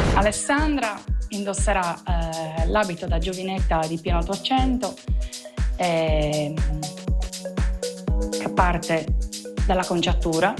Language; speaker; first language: Italian; native; Italian